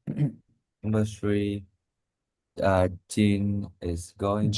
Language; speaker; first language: English; non-native, learner; Vietnamese